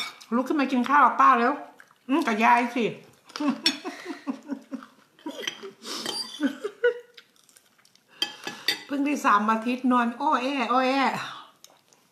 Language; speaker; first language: Thai; native; Thai